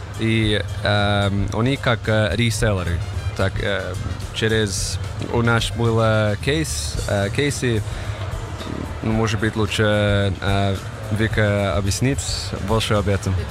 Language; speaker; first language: Russian; non-native, learner; English